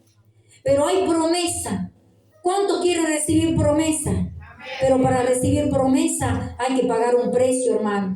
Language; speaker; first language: Spanish; native; Spanish